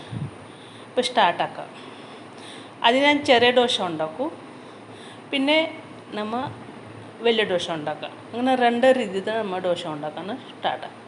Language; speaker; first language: Malayalam; non-native, local second language; Marathi